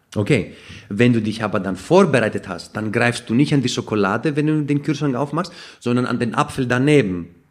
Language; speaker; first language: German; non-native, fluent; Greek